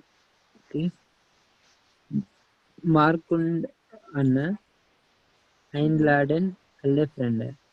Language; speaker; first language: German; non-native, learner; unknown